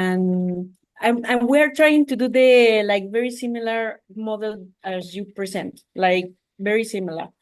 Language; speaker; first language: English; non-native, learner; Spanish